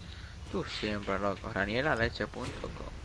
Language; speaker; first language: Spanish; native; Spanish